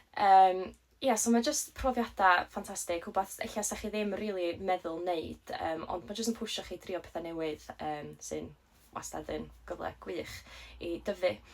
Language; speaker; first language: Welsh; native; Welsh